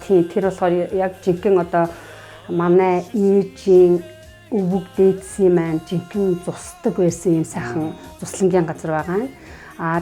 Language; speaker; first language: Mongolian; native; Mongolian